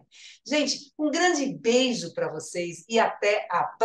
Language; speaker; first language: Portuguese; native; Portuguese